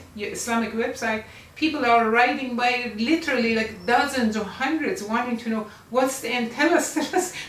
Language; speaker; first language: English; non-native, fluent; Persian